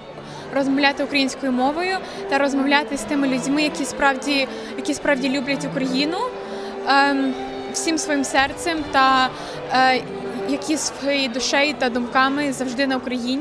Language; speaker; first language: Ukrainian; early bilingual, heritage; Ukrainian